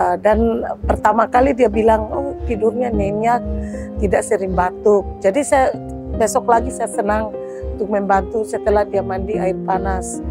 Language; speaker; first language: Indonesian; non-native, local second language; Tetum